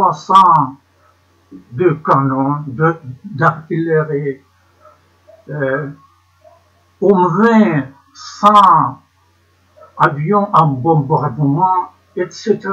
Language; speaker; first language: French; non-native, learner; Ukrainian